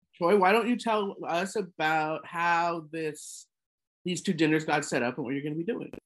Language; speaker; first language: English; native; English